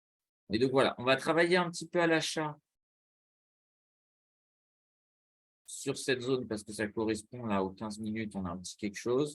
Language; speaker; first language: French; native; French